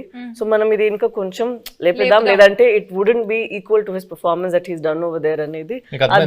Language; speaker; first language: Telugu; non-native, fluent; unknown